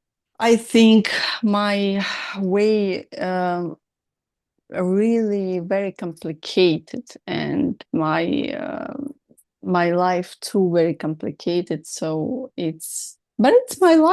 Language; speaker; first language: English; non-native, learner; Russian